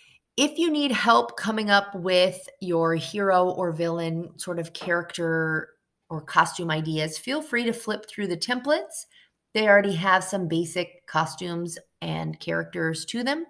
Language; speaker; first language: English; native; English